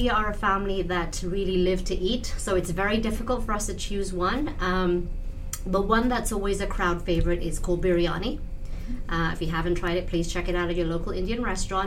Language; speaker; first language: English; non-native, local second language; Punjabi